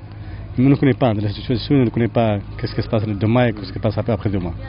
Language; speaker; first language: French; non-native, learner; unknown